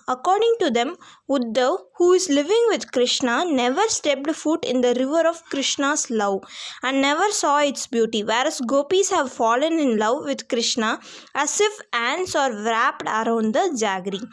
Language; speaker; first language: English; non-native, local second language; Hindi